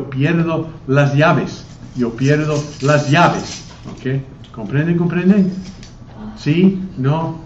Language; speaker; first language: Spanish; non-native, fluent; English